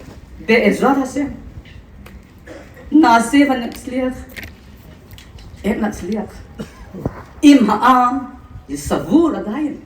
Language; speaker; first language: Hebrew; non-native, fluent; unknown